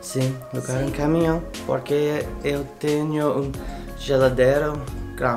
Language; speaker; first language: Portuguese; non-native, learner; English